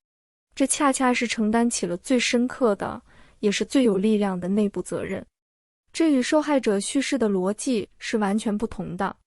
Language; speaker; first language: Chinese; native; Chinese